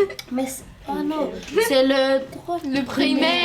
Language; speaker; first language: French; early bilingual, other home language; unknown